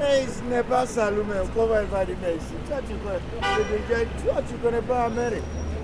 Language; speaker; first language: French; non-native, learner; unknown